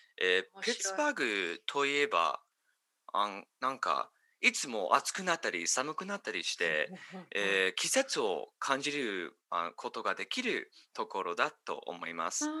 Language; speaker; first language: Japanese; non-native, learner; English